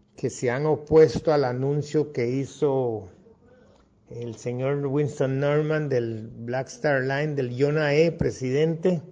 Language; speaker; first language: Spanish; non-native, local second language; English